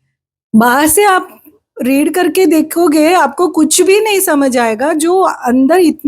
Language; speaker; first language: Hindi; non-native, local second language; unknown